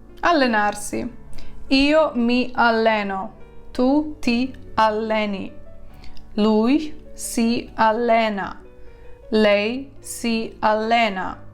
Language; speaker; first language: Italian; non-native, fluent; Ukrainian